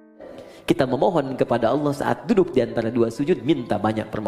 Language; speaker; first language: Indonesian; native; Indonesian